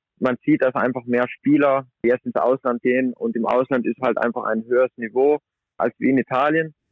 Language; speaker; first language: German; native; German